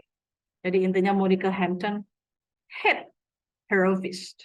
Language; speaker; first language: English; non-native, fluent; Indonesian